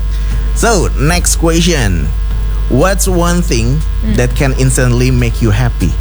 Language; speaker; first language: English; non-native, fluent; Indonesian